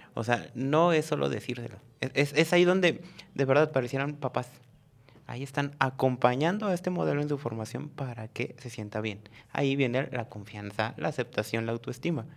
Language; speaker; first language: Spanish; native; Spanish